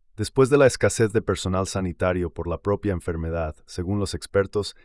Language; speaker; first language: Spanish; native; Spanish